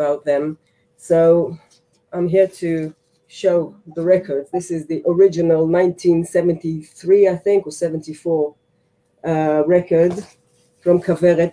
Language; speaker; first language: English; non-native, fluent; Hebrew